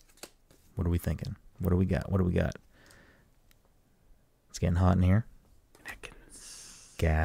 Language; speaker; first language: English; native; English